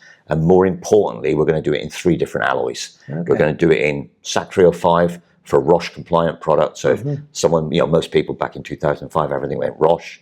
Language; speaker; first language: English; native; English